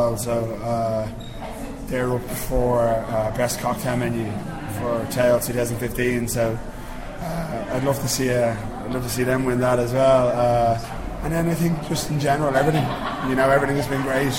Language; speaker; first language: English; native; English